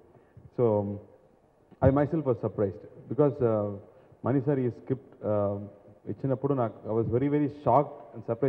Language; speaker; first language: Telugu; non-native, learner; Tamil